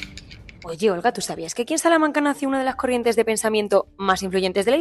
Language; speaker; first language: Spanish; native; Spanish